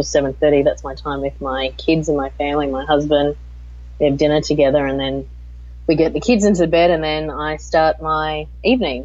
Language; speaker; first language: English; native; English